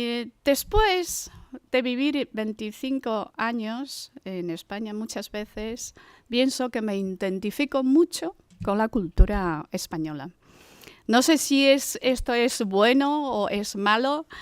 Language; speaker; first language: Spanish; non-native, fluent; Chinese